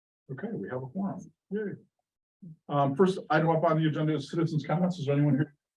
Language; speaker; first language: English; native; English